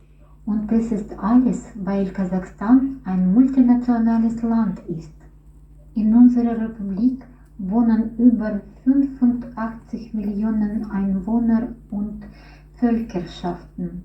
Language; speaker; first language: German; non-native, learner; Russian